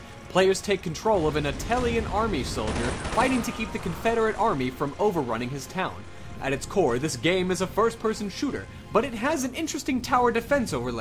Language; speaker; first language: English; native; English